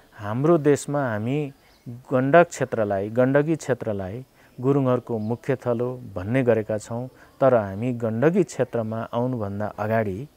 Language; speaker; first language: Nepali; native; Nepali